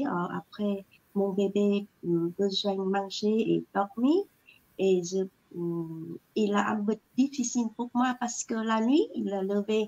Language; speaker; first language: French; non-native, learner; Vietnamese